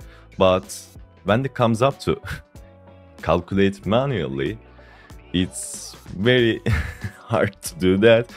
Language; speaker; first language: English; non-native, fluent; Turkish